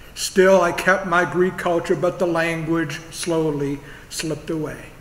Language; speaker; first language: English; native; English